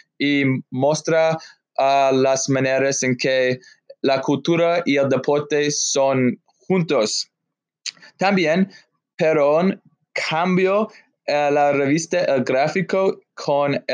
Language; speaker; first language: Spanish; non-native, learner; English